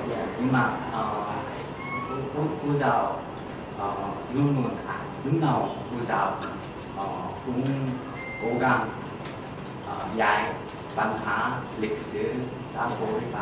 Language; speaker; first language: Vietnamese; non-native, learner; Korean